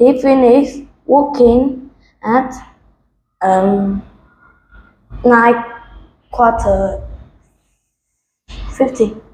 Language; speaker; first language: English; non-native, learner; Vietnamese